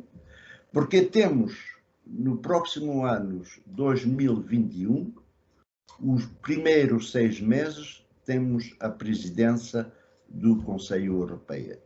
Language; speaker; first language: Portuguese; early bilingual, other home language; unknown